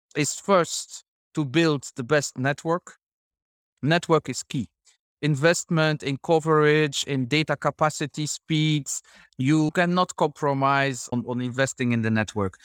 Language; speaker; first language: English; non-native, fluent; Dutch